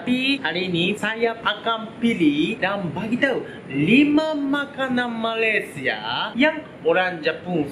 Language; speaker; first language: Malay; non-native, learner; Japanese